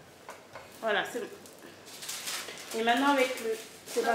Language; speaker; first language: French; native; French